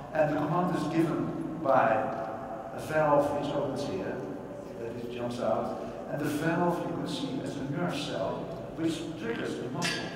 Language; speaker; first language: English; non-native, fluent; Dutch